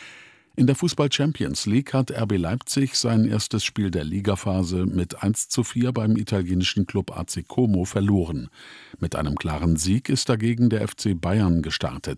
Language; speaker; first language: German; native; German